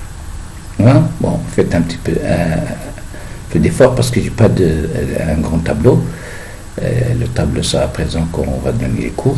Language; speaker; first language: French; non-native, fluent; Arabic